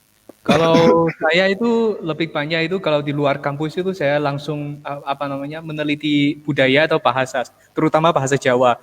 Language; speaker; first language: Indonesian; non-native, fluent; Armenian